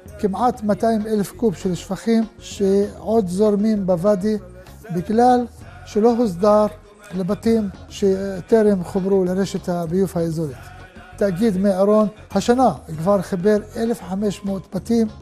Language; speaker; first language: Hebrew; non-native, local second language; Arabic